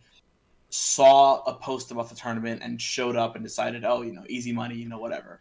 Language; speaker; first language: English; native; English